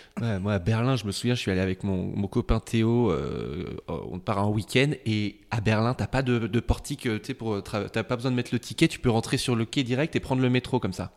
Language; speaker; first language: French; native; French